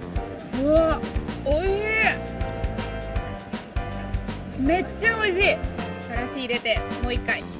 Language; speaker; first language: Japanese; non-native, learner; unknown